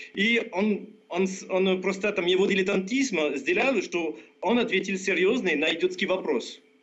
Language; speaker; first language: Russian; non-native, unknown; French